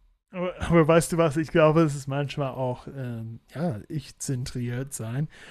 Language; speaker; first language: German; non-native, fluent; English